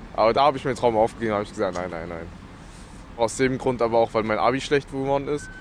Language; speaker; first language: German; early bilingual, other home language; Vietnamese